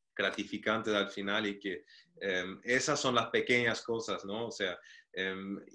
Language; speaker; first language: Spanish; non-native, fluent; German